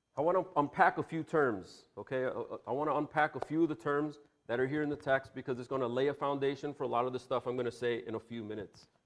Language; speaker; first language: English; native; English